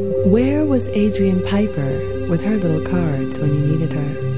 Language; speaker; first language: English; native; English